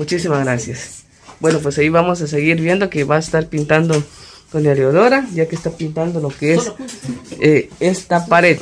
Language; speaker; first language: Spanish; native; Spanish